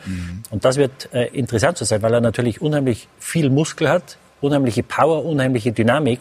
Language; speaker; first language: German; native; German